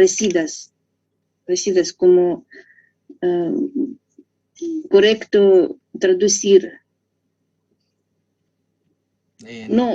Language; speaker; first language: Spanish; non-native, learner; Russian